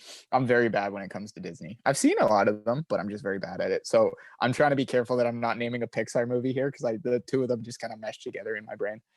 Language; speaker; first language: English; native; English